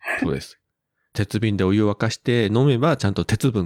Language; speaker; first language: Japanese; native; Japanese